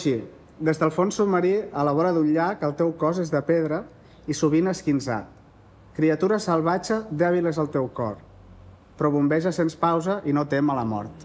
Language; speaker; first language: Catalan; native; Catalan